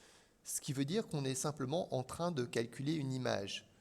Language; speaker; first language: French; native; French